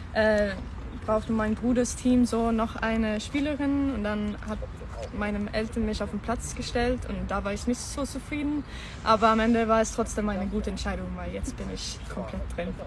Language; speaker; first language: German; non-native, fluent; Swedish